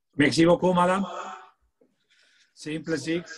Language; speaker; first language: French; non-native, learner; Spanish